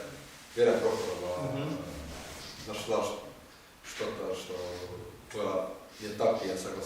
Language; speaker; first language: Russian; non-native, learner; Estonian